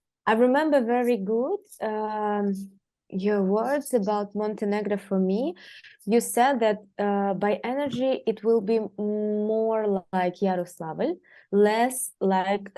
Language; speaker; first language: English; non-native, fluent; Russian